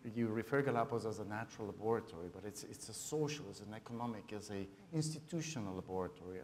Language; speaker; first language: English; non-native, fluent; Spanish